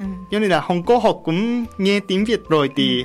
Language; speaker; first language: Vietnamese; non-native, learner; Japanese